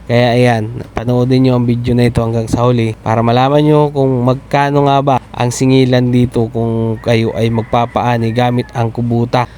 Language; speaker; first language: Filipino; non-native, local second language; Bikol